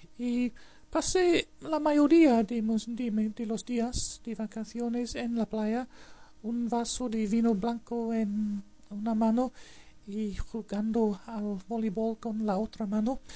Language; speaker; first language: Spanish; non-native, learner; English